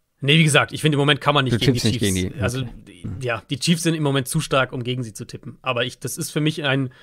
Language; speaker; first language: German; native; German